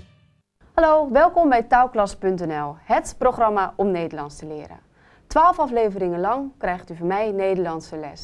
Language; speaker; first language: Dutch; native; Dutch